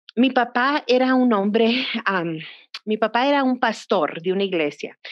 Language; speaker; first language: Spanish; early bilingual, heritage; Spanish